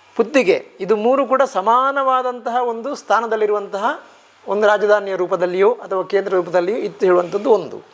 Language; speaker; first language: Kannada; native; Kannada